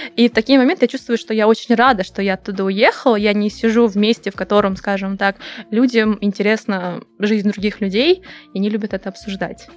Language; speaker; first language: Russian; non-native, local second language; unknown